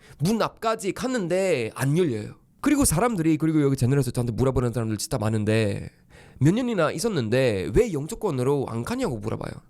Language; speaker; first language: Korean; non-native, fluent; Swedish